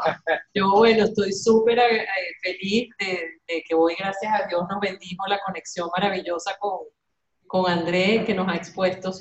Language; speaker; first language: Spanish; native; Spanish